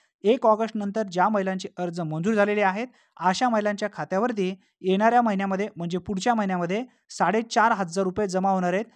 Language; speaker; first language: Marathi; native; Marathi